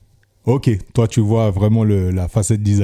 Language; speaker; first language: French; native; French